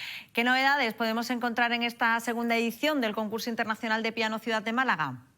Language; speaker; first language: Spanish; native; Spanish